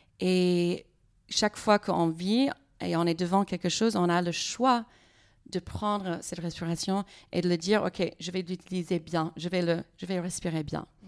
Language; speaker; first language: French; non-native, fluent; English